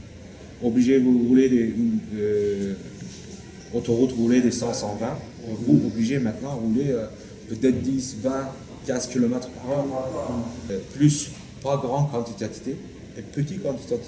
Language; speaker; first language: French; non-native, learner; Turkish